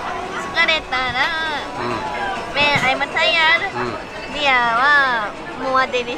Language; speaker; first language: English; non-native, learner; Japanese